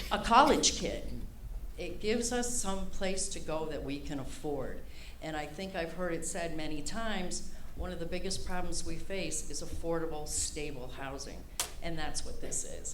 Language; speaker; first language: English; native; English